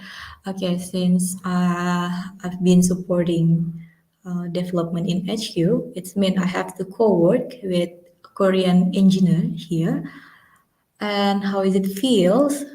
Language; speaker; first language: English; non-native, learner; Indonesian